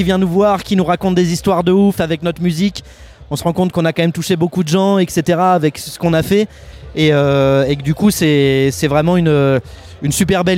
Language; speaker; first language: French; native; French